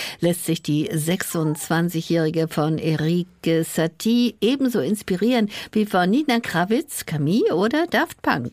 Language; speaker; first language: German; native; German